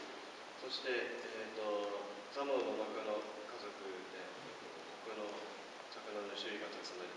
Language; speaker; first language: Japanese; non-native, fluent; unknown